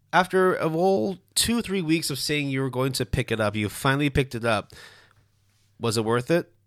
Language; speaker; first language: English; non-native, fluent; Cantonese